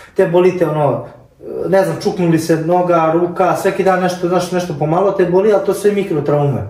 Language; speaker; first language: Serbian; early bilingual, heritage; Serbian